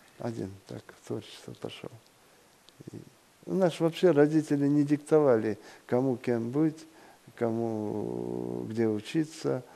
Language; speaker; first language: Russian; non-native, local second language; Kyrgyz